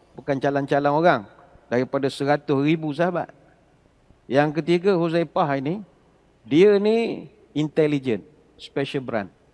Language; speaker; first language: Malay; native; Malay